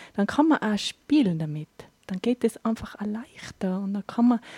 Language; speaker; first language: German; native; German